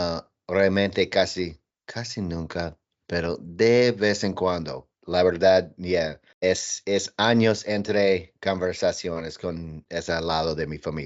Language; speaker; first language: Spanish; non-native, learner; English